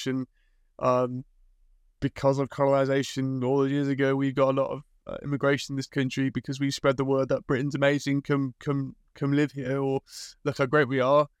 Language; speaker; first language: English; native; English